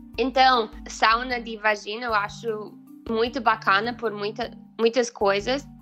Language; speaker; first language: Portuguese; non-native, fluent; English